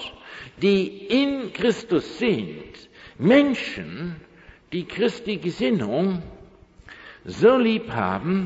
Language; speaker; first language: German; non-native, fluent; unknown